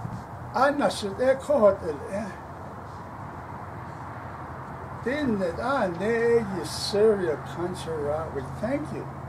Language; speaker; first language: English; non-native, local second language; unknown